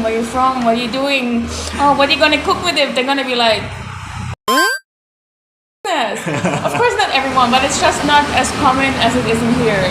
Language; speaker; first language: English; non-native, fluent; Swiss German